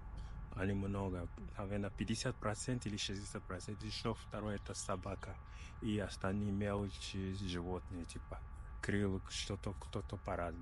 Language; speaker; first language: Russian; non-native, learner; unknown